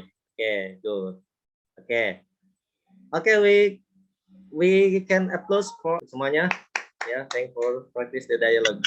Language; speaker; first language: English; non-native, local second language; Indonesian